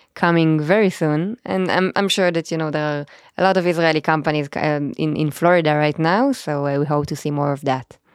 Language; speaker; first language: English; non-native, fluent; Hebrew